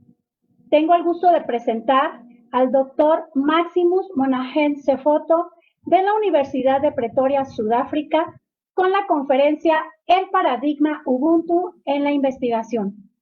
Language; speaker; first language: Spanish; native; Spanish